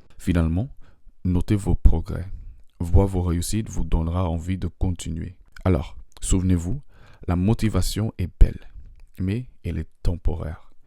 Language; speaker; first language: French; non-native, fluent; English